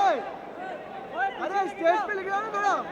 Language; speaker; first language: Hindi; native; Hindi